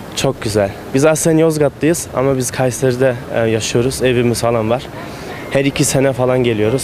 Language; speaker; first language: Turkish; early bilingual, heritage; Turkish